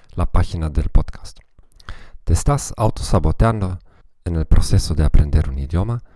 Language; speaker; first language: Spanish; non-native, fluent; German